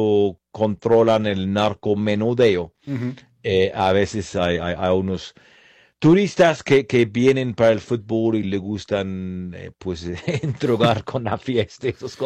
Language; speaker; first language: Spanish; non-native, fluent; English